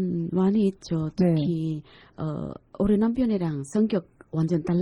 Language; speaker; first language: Korean; non-native, fluent; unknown